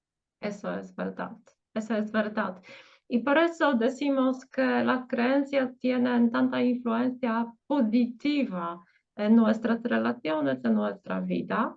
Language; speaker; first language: Spanish; non-native, fluent; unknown